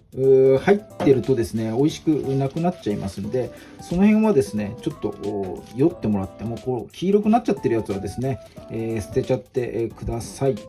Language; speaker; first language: Japanese; native; Japanese